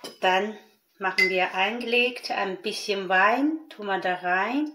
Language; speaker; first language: German; non-native, learner; Chinese